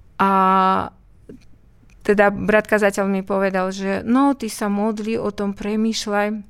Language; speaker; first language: Slovak; non-native, fluent; Russian